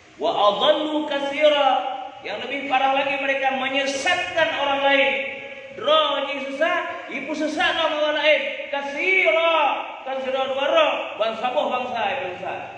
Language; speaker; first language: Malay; non-native, local second language; Achinese